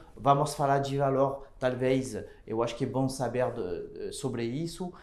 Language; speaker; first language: Portuguese; non-native, fluent; French